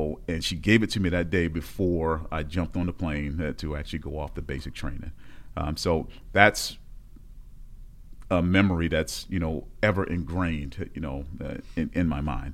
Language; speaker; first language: English; native; English